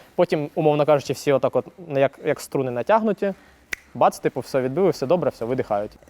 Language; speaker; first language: Ukrainian; native; Ukrainian